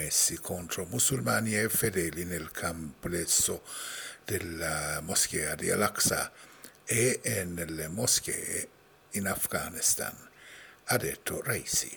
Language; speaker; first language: Italian; non-native, fluent; Persian